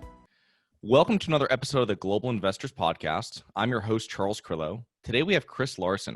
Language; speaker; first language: English; native; English